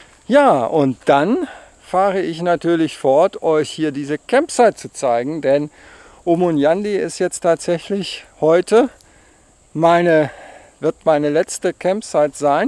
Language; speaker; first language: German; native; German